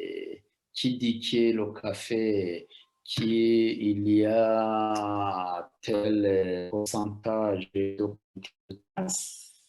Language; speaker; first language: French; non-native, local second language; Rundi